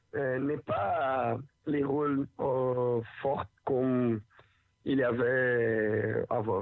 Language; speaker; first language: French; non-native, learner; Portuguese